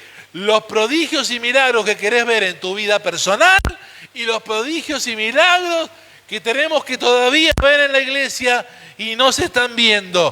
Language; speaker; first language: Spanish; native; Spanish